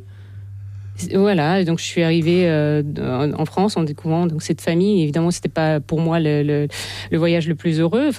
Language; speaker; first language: French; non-native, fluent; Russian